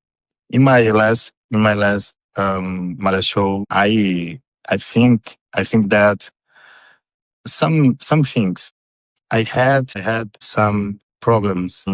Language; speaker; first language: English; non-native, learner; Portuguese